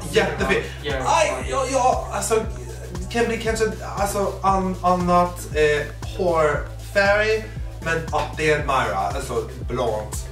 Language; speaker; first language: Swedish; non-native, fluent; English